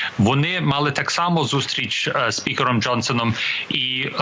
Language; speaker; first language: Ukrainian; early bilingual, heritage; English